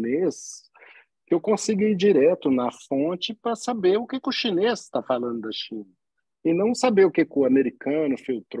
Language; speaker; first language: Portuguese; native; Portuguese